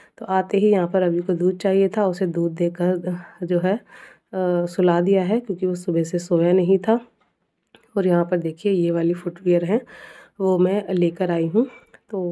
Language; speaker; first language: Hindi; native; Hindi